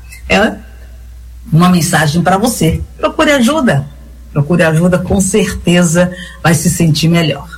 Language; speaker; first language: Portuguese; native; Portuguese